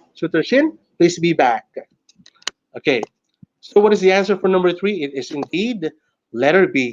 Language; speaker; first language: English; non-native, local second language; Filipino